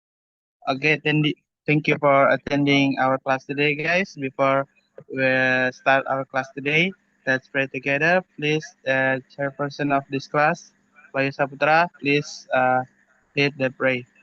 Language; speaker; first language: English; non-native, learner; Indonesian